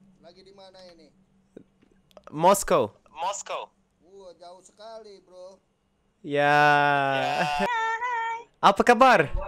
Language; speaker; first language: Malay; non-native, learner; Russian